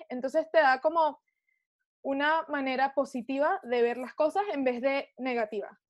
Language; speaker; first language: Spanish; early bilingual, heritage; Spanish